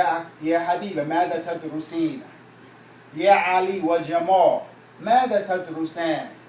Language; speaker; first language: Arabic; non-native, fluent; English